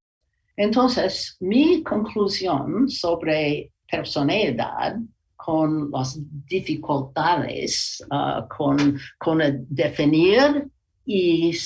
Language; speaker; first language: Spanish; non-native, learner; English